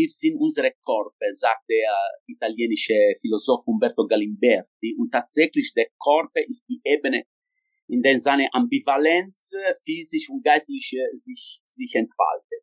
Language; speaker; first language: German; non-native, fluent; Italian